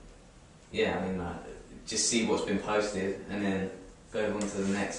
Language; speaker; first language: English; native; English